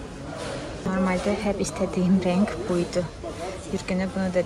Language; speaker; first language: Turkish; non-native, fluent; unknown